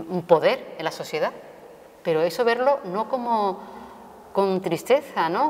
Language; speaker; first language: Spanish; native; Spanish